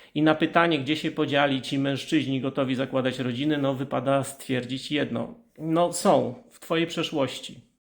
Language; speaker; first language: Polish; native; Polish